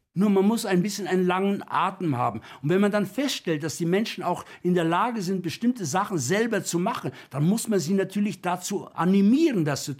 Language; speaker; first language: German; native; German